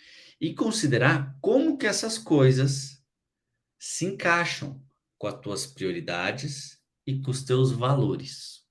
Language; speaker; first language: Portuguese; native; Portuguese